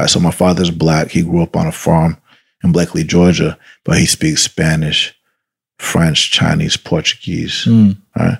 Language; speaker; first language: English; early bilingual, other home language; Spanish